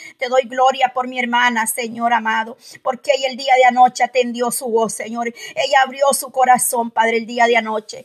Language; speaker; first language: Spanish; native; Spanish